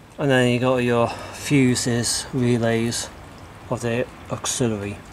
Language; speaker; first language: English; native; English